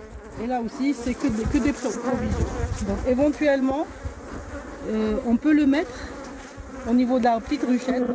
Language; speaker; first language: French; non-native, local second language; Arabic